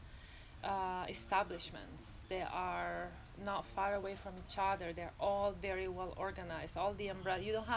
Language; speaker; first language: English; non-native, fluent; Italian